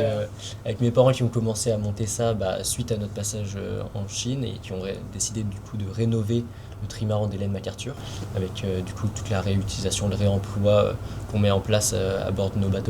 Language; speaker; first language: French; native; French